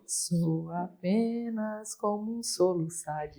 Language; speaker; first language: Portuguese; native; Portuguese